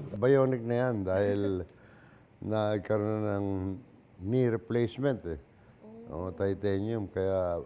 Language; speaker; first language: Filipino; native; Filipino